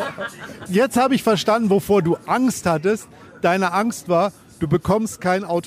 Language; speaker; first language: German; native; German